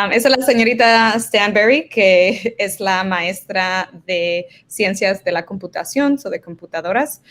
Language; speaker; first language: Spanish; early bilingual, other home language; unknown